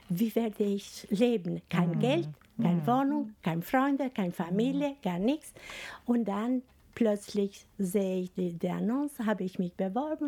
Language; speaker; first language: German; non-native, fluent; Albanian